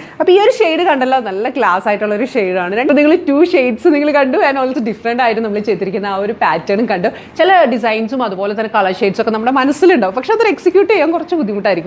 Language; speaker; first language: Malayalam; native; Malayalam